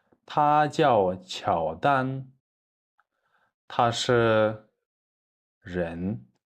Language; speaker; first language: Chinese; non-native, fluent; Kyrgyz